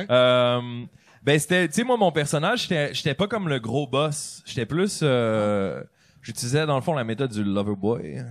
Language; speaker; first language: French; native; French